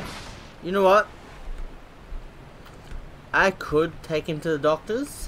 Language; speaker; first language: English; native; English